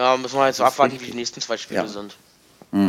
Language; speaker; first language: German; native; German